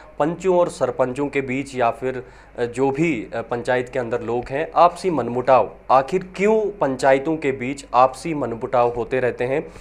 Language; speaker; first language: Hindi; non-native, local second language; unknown